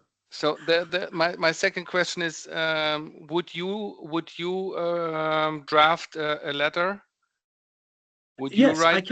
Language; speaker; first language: English; non-native, fluent; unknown